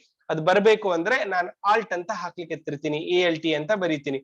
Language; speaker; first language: Kannada; native; Kannada